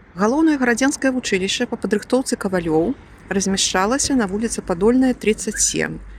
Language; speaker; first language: Belarusian; native; Belarusian